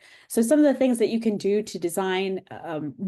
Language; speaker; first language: English; native; English